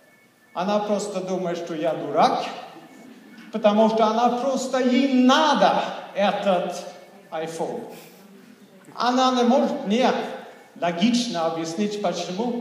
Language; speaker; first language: Russian; non-native, fluent; Swedish